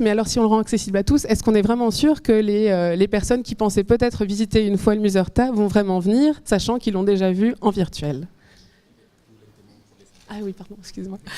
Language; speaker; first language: French; native; French